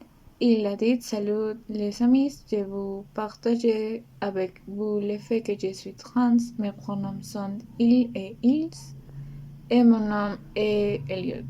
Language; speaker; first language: French; non-native, learner; Spanish